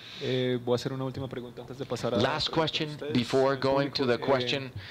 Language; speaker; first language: Spanish; native; Spanish